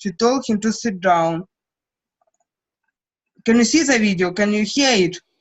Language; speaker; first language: English; non-native, fluent; Russian